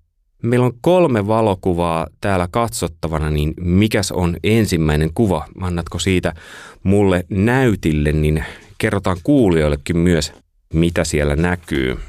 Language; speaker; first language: Finnish; native; Finnish